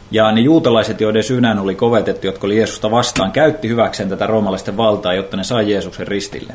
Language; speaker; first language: Finnish; native; Finnish